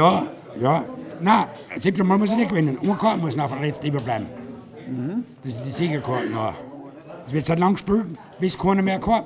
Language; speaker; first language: German; native; German